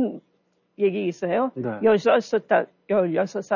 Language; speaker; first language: Korean; non-native, learner; English